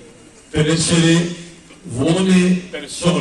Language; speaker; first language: Italian; non-native, fluent; Spanish